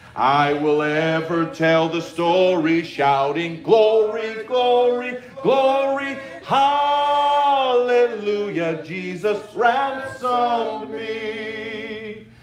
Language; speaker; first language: English; native; English